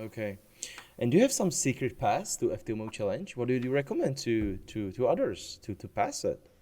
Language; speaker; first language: English; non-native, fluent; Czech